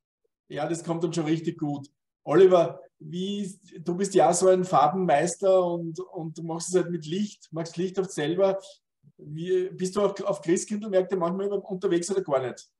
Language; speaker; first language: German; native; German